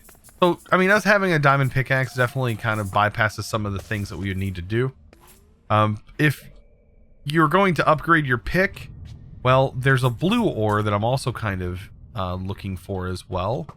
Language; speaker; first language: English; native; English